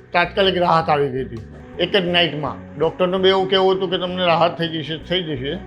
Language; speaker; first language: Gujarati; native; Gujarati